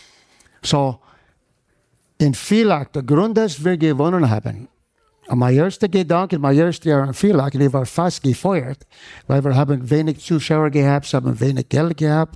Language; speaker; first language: German; non-native, fluent; English